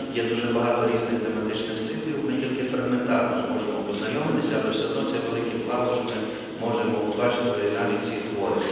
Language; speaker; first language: Ukrainian; native; Ukrainian